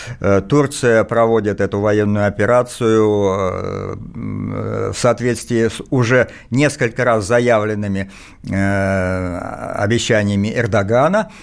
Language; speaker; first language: Russian; native; Russian